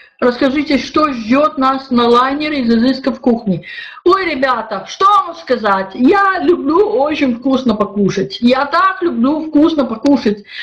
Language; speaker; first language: Russian; early bilingual, heritage; Russian